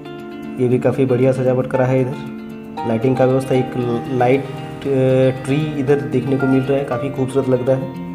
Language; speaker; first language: Hindi; non-native, local second language; Bangla